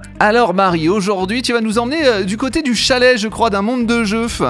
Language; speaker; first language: French; native; French